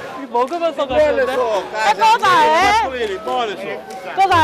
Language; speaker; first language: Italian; non-native, learner; Korean